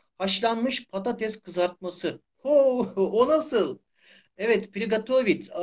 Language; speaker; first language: Turkish; native; Turkish